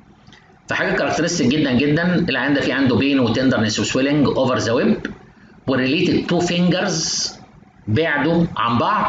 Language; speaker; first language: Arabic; native; Arabic